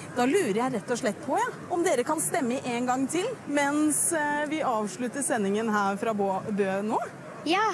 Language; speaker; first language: Norwegian; native; Norwegian